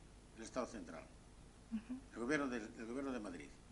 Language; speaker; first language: Spanish; native; Spanish